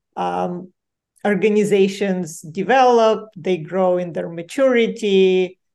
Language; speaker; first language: English; non-native, fluent; Ukrainian